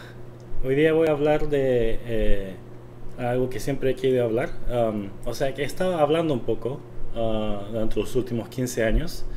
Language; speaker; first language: Spanish; non-native, fluent; Korean